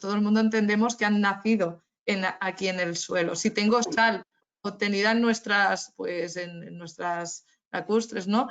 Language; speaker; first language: Spanish; native; Spanish